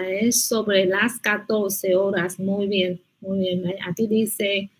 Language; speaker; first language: Spanish; non-native, fluent; Vietnamese